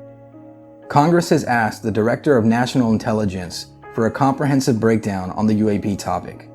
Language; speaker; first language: English; native; English